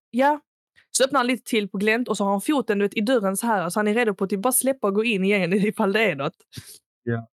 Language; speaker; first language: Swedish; early bilingual, other home language; Arabic